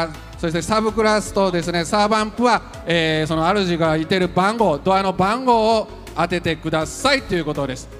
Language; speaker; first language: Japanese; native; Japanese